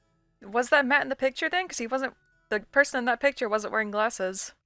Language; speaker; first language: English; native; English